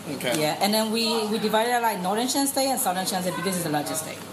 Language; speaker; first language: English; non-native, learner; Burmese